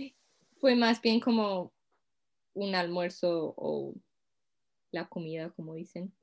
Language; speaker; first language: Spanish; non-native, fluent; English